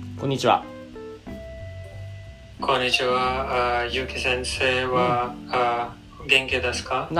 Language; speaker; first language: Japanese; non-native, learner; English